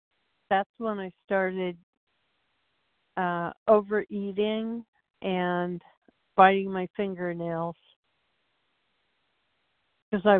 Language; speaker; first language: English; native; English